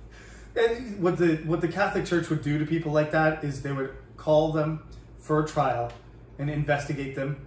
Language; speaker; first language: English; native; English